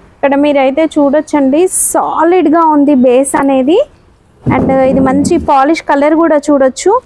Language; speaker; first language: Telugu; native; Telugu